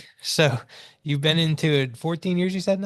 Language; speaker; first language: English; native; English